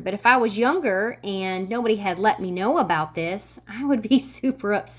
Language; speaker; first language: English; native; English